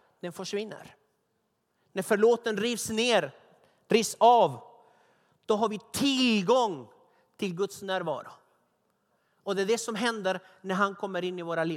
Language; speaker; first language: Swedish; non-native, fluent; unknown